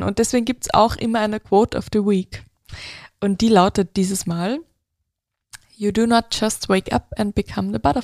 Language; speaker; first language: German; native; German